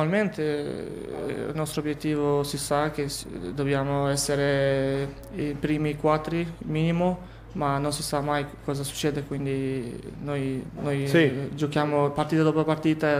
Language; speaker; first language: Italian; non-native, fluent; Albanian